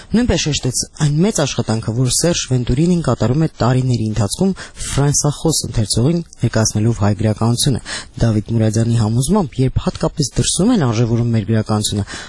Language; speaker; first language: Armenian; native; Armenian